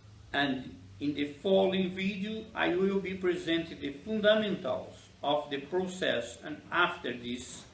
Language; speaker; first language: English; non-native, fluent; Portuguese